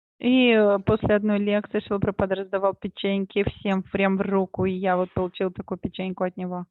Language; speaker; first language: Russian; native; Russian